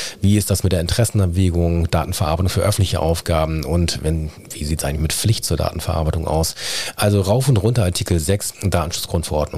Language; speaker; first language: German; native; German